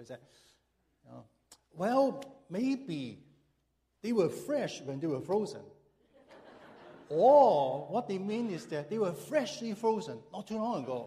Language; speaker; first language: English; non-native, local second language; Cantonese